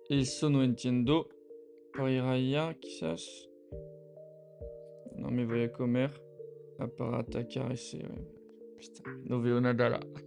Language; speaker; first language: Spanish; non-native, learner; French